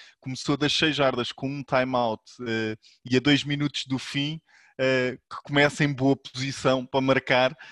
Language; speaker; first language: Portuguese; native; Portuguese